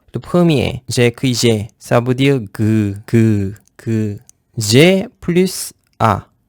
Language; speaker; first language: French; non-native, fluent; Korean